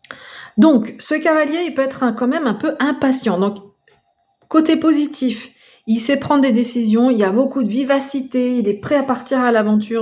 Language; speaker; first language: French; native; French